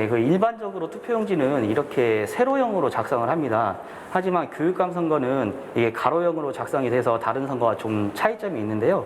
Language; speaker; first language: Korean; native; Korean